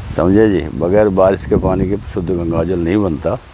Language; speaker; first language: Hindi; native; Hindi